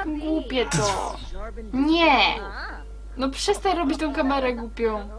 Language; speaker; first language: Polish; native; Polish